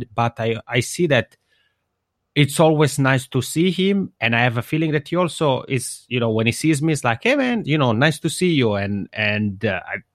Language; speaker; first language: English; non-native, fluent; Italian